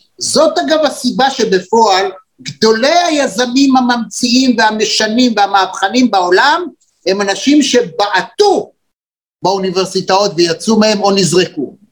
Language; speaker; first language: Hebrew; native; Hebrew